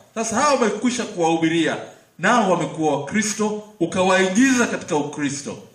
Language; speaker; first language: Swahili; native; Swahili